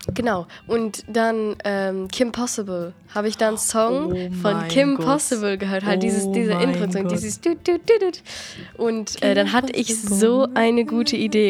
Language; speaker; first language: German; native; German